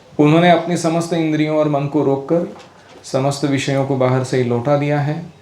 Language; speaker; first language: Hindi; non-native, local second language; Marathi